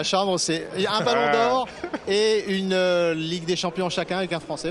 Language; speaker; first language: French; native; French